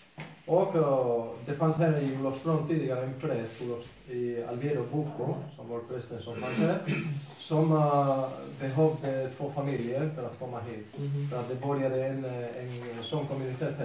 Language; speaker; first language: Swedish; non-native, fluent; Spanish